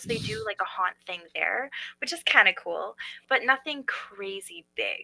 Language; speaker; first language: English; native; English